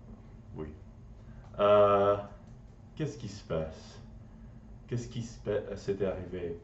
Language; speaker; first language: French; non-native, learner; English